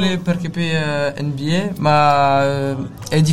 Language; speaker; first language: Italian; non-native, learner; French